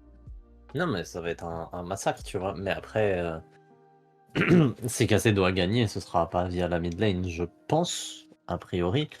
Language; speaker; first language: French; native; French